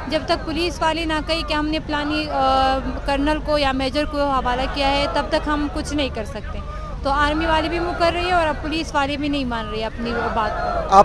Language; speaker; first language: Urdu; non-native, local second language; Pashto